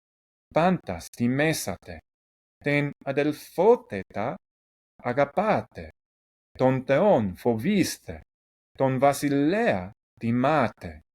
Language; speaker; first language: Greek; non-native, fluent; English